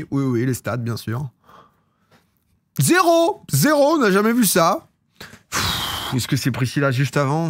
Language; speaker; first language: French; native; French